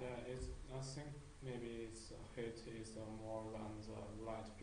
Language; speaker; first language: English; non-native, learner; Chinese